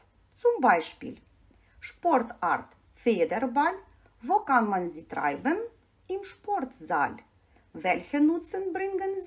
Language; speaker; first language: German; non-native, fluent; Ukrainian